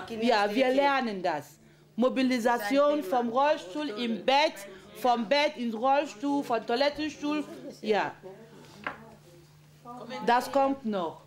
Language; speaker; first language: German; non-native, fluent; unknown